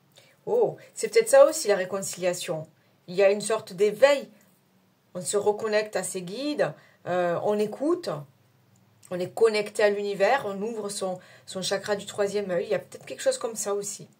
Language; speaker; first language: French; native; French